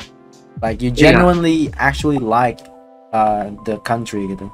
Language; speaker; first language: English; non-native, fluent; Indonesian